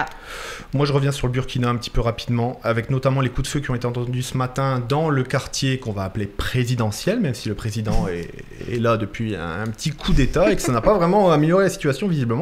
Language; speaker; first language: French; native; French